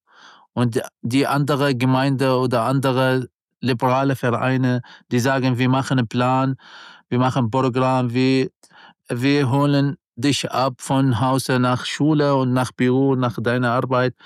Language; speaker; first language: German; non-native, learner; Arabic